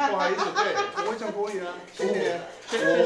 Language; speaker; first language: Chinese; non-native, learner; English